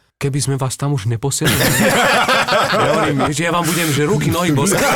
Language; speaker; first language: Slovak; native; Slovak